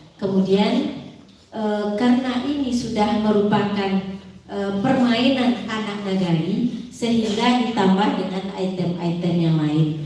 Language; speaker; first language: Indonesian; non-native, local second language; Minangkabau